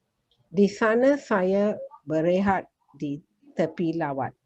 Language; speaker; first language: Indonesian; non-native, learner; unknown